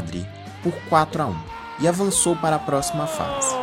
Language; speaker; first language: Portuguese; native; Portuguese